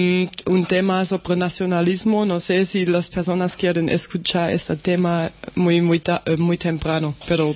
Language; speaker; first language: Spanish; non-native, learner; German